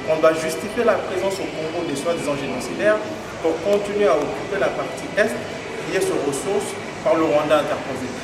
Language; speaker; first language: French; non-native, local second language; Lingala